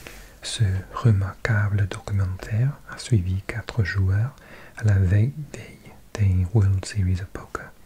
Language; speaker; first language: French; non-native, learner; English